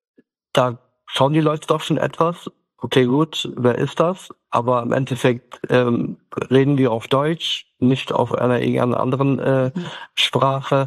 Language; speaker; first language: German; early bilingual, other home language; Turkish